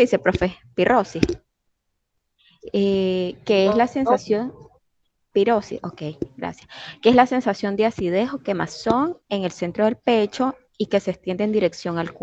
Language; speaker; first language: Spanish; native; Spanish